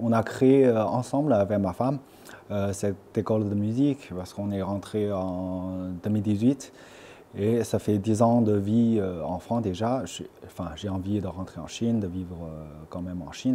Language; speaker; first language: French; non-native, fluent; Chinese